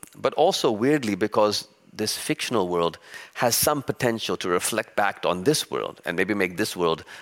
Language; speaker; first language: English; early bilingual, other home language; Urdu